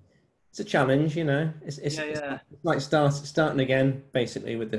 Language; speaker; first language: English; native; English